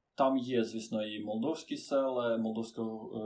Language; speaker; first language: Ukrainian; non-native, fluent; Romanian